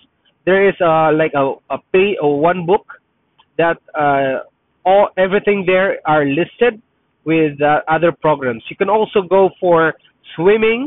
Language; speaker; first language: English; non-native, local second language; Filipino